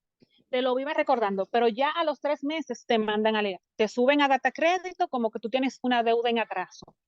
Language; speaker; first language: Spanish; native; Spanish